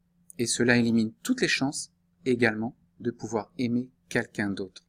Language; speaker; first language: French; native; French